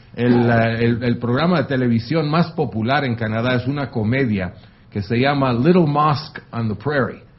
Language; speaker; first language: Spanish; non-native, fluent; French